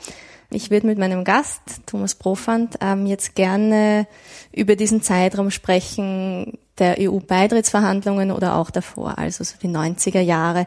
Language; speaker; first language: German; native; German